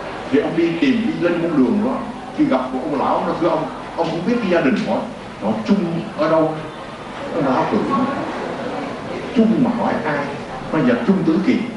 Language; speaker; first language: Vietnamese; native; Vietnamese